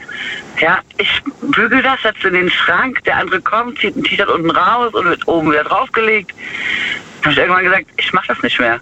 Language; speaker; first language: German; native; German